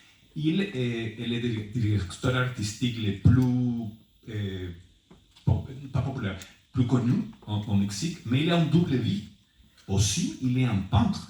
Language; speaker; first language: French; non-native, fluent; Spanish